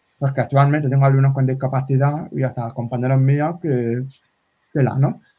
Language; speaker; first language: Spanish; native; Spanish